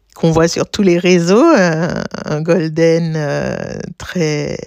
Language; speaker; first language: French; native; French